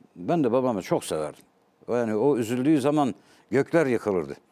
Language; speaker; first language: Turkish; native; Turkish